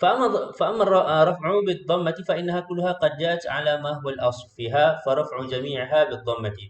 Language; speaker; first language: Arabic; non-native, fluent; Malay